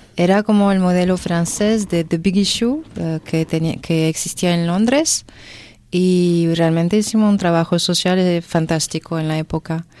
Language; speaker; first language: Spanish; non-native, fluent; French